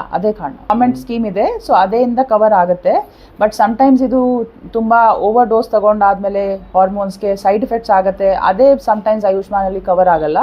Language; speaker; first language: Kannada; non-native, learner; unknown